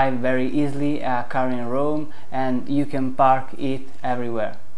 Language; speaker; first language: English; non-native, fluent; Italian